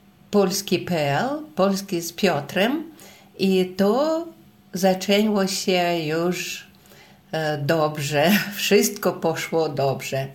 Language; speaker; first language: Polish; non-native, learner; Russian